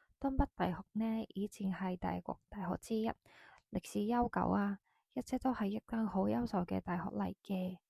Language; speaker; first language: Cantonese; non-native, fluent; Japanese